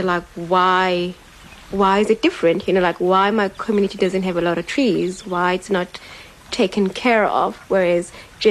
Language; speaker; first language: English; non-native, local second language; Xhosa